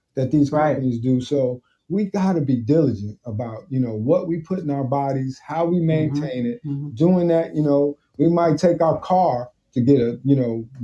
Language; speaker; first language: English; native; English